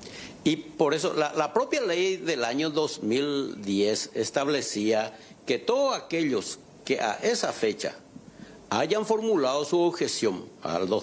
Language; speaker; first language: Spanish; native; Spanish